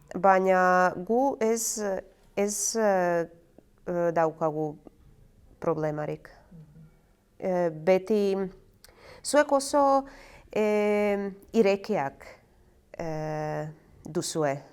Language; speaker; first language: Basque; non-native, learner; Croatian